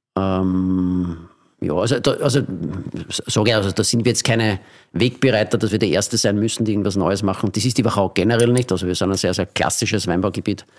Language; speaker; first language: German; native; German